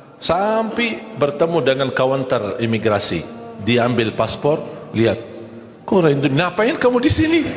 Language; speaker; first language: Malay; non-native, fluent; Arabic